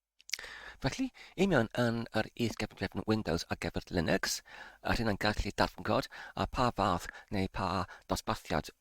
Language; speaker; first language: Welsh; non-native, learner; Polish